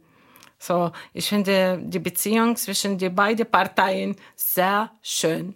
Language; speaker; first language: German; non-native, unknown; Arabic